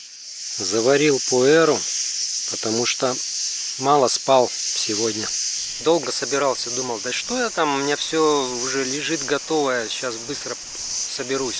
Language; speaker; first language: Russian; native; Russian